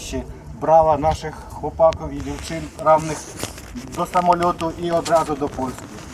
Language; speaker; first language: Polish; non-native, fluent; Ukrainian